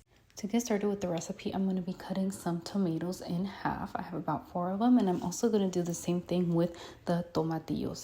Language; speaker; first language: English; early bilingual, other home language; Spanish